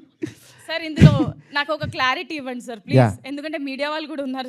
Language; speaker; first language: Telugu; native; Telugu